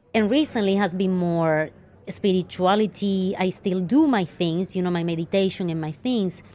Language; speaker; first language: English; non-native, fluent; Spanish